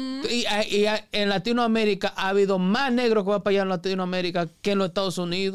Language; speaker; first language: Spanish; early bilingual, heritage; Spanish